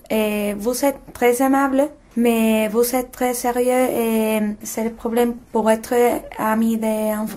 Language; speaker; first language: French; non-native, learner; Spanish